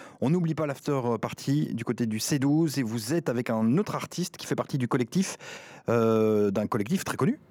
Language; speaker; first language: French; native; French